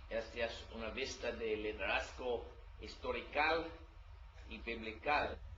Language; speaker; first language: Spanish; non-native, learner; English